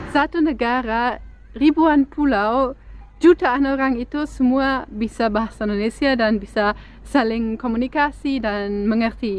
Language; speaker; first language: Indonesian; non-native, fluent; German